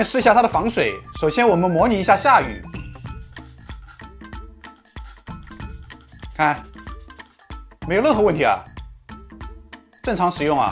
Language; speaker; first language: Chinese; native; Chinese